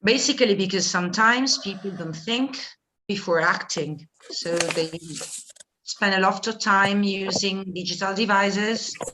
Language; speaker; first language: English; non-native, fluent; Italian